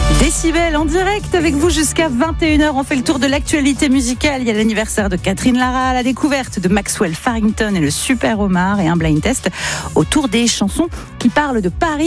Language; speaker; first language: French; native; French